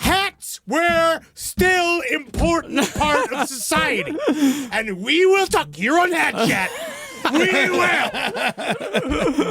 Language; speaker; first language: English; native; English